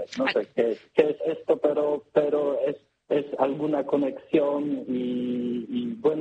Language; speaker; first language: Spanish; non-native, learner; Polish